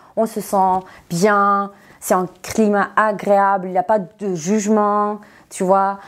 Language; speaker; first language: French; non-native, fluent; Serbian